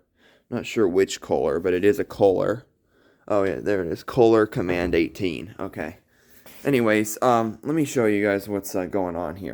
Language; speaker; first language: English; native; English